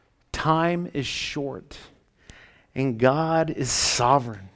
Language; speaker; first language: English; native; English